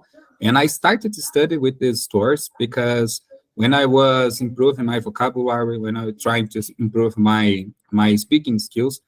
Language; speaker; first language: English; non-native, learner; Portuguese